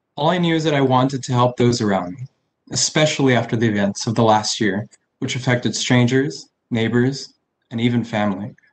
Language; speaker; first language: English; early bilingual, other home language; Spanish